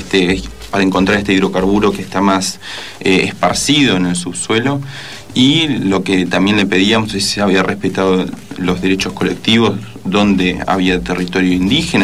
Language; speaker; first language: Spanish; native; Spanish